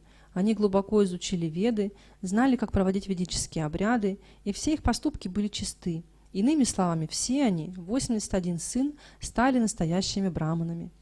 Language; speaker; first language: Russian; native; Russian